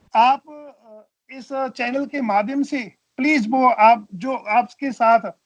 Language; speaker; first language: Hindi; non-native, local second language; Punjabi